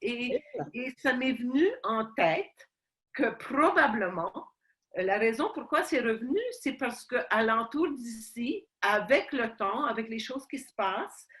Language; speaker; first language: French; non-native, fluent; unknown